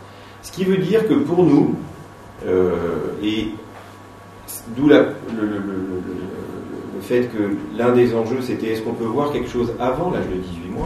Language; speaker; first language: French; native; French